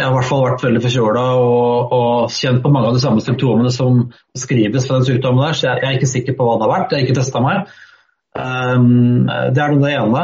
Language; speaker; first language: Norwegian; native; Norwegian